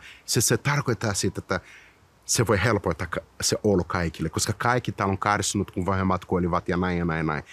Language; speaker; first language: Finnish; non-native, fluent; Portuguese